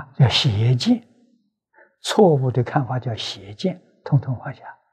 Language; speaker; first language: Chinese; native; Chinese